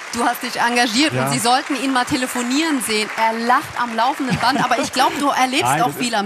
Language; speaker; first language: German; native; German